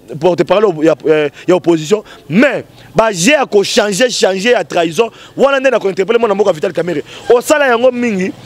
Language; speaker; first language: Lingala; native; Lingala